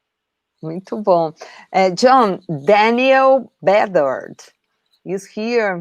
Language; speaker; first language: English; non-native, learner; Portuguese